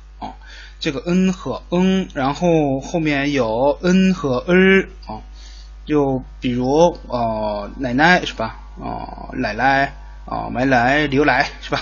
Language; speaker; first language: Chinese; non-native, fluent; Korean